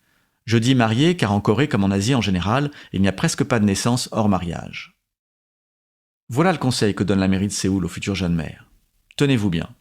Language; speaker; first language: French; native; French